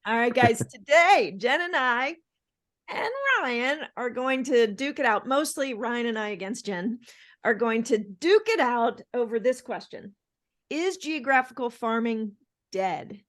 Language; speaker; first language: English; native; English